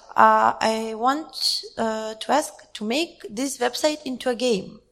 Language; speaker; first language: English; non-native, fluent; Macedonian